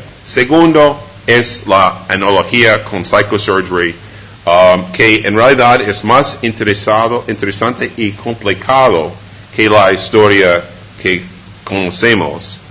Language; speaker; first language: Spanish; non-native, fluent; English